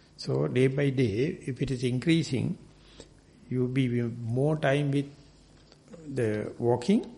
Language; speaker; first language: English; non-native, local second language; Sinhala